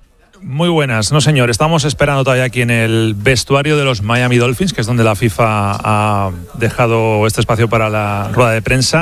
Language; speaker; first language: Spanish; native; Spanish